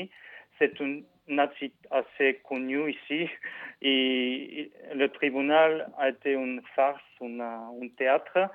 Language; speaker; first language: French; non-native, fluent; Bulgarian